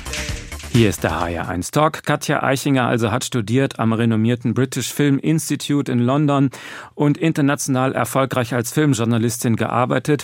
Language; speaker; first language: German; native; German